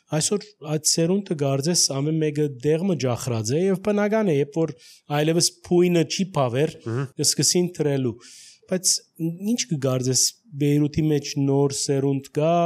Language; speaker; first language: Armenian; early bilingual, heritage; Armenian